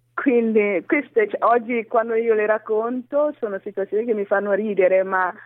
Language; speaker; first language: Italian; non-native, fluent; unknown